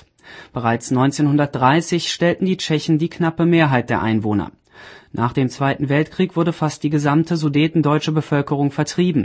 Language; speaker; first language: German; native; German